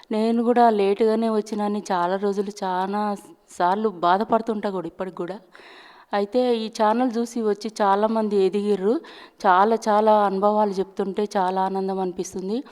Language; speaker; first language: Telugu; native; Telugu